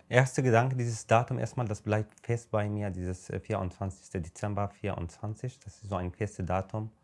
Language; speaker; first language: German; non-native, fluent; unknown